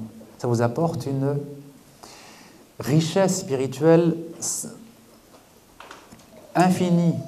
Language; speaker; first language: French; native; French